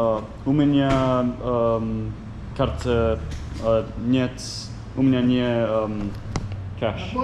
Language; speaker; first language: Russian; non-native, learner; English